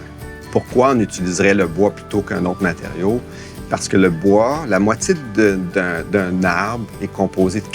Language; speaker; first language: French; native; French